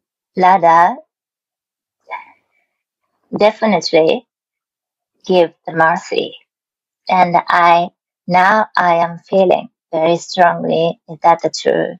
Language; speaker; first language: English; non-native, learner; Japanese